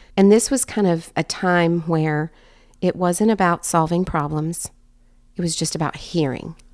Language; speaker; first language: English; native; English